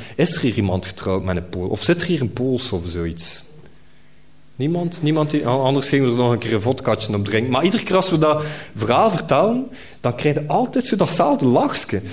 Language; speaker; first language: Dutch; native; Dutch